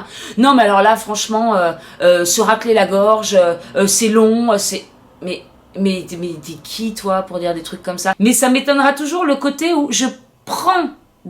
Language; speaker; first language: French; native; French